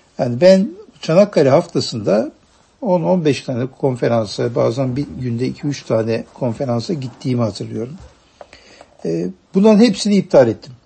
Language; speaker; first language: Turkish; native; Turkish